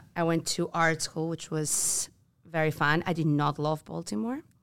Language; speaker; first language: English; non-native, fluent; Spanish